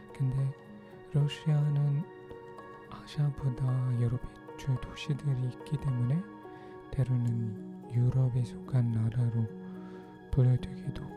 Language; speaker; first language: Korean; non-native, learner; Filipino